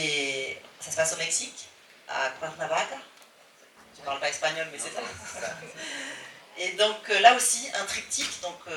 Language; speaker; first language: French; native; French